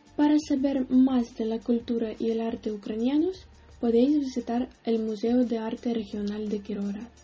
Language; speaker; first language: Spanish; non-native, fluent; Ukrainian